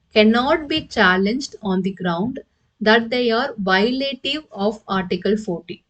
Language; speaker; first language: English; non-native, local second language; Tamil